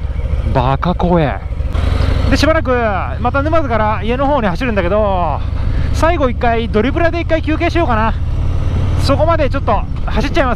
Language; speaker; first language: Japanese; native; Japanese